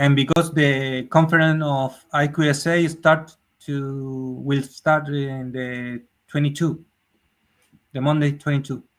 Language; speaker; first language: English; non-native, learner; Spanish